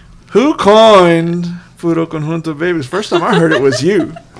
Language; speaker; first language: English; early bilingual, other home language; Spanish